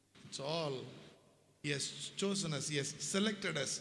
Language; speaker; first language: English; non-native, local second language; Tamil